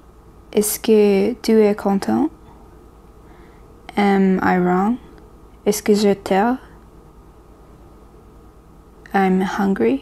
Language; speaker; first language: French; non-native, learner; English